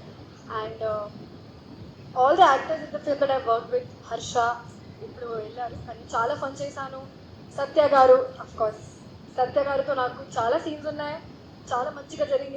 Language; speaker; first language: Telugu; non-native, local second language; Hindi